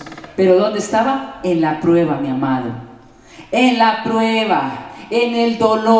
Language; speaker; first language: Spanish; native; Spanish